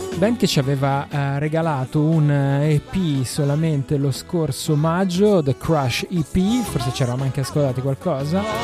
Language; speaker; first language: Italian; native; Italian